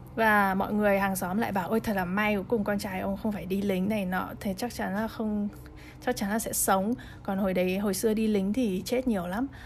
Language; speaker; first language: Vietnamese; early bilingual, heritage; Vietnamese